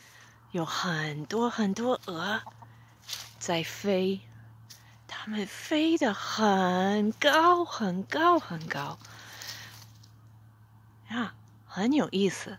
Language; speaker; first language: Chinese; non-native, fluent; English